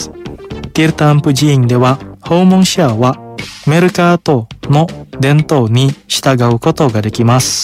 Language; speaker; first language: Japanese; non-native, fluent; Indonesian